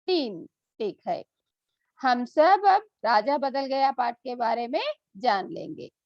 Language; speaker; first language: Hindi; non-native, local second language; Telugu